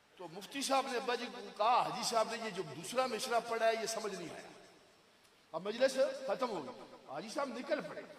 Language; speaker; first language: Urdu; non-native, local second language; Punjabi